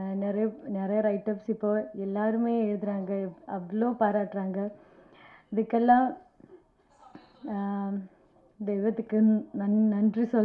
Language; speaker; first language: Tamil; non-native, learner; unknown